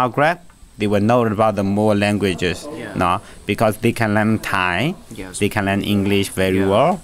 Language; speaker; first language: English; non-native, learner; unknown